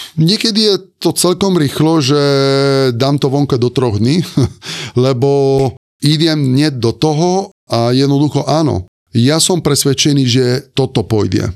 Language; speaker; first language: Slovak; non-native, fluent; Italian